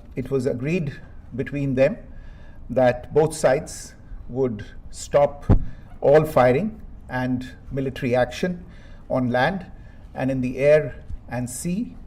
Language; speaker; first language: English; non-native, local second language; Hindi